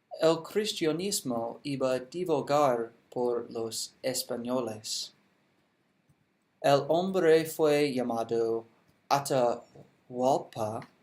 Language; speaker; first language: Spanish; non-native, learner; English